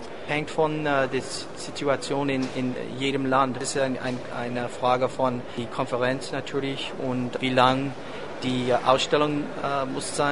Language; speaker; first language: German; non-native, fluent; English